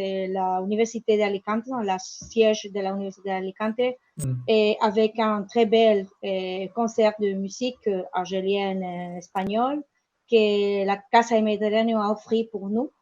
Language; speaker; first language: French; non-native, learner; Spanish